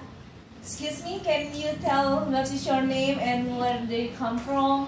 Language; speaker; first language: English; non-native, learner; Indonesian